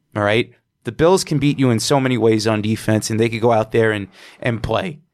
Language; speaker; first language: English; native; English